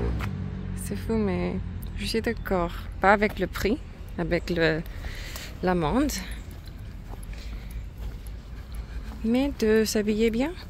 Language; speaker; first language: French; non-native, learner; English